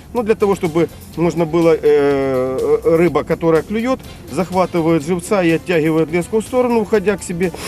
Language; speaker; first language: Russian; native; Russian